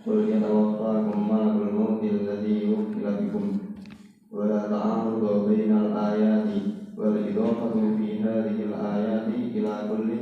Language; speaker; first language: Arabic; non-native, fluent; Indonesian